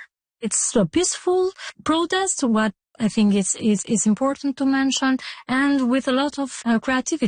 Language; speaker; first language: English; non-native, fluent; Albanian